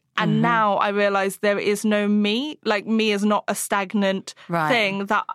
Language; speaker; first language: English; native; English